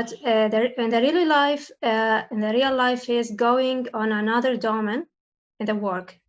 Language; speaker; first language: English; non-native, learner; Arabic